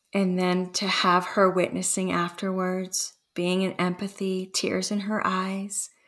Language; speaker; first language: English; early bilingual, other home language; Spanish